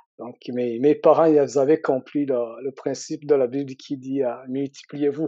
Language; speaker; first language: French; non-native, local second language; Rundi